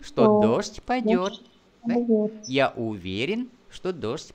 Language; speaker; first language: Russian; non-native, fluent; Vietnamese